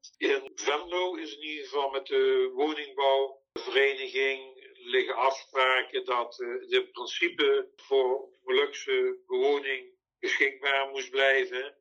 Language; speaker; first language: Dutch; native; Dutch